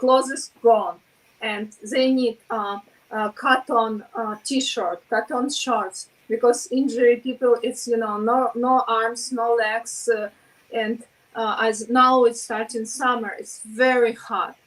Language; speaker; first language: English; non-native, learner; Ukrainian